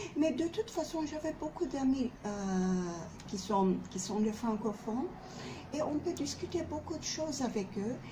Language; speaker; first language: French; non-native, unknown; Turkish